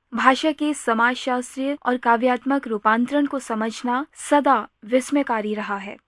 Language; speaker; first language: Hindi; native; Hindi